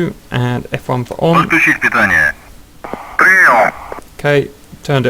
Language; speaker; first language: English; native; English